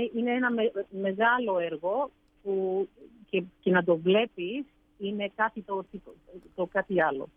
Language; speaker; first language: Greek; early bilingual, heritage; English